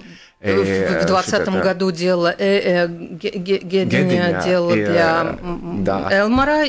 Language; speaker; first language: Russian; native; Russian